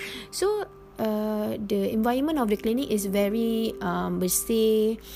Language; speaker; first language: English; non-native, local second language; Malay